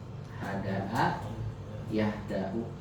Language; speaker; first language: Arabic; non-native, fluent; Indonesian